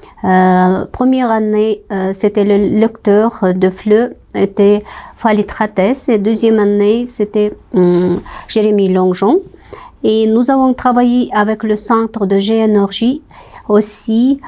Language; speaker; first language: French; non-native, fluent; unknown